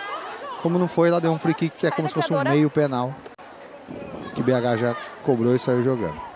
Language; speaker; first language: Portuguese; native; Portuguese